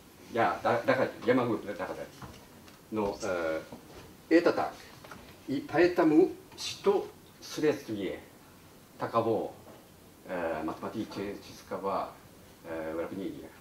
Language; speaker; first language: Russian; non-native, learner; Japanese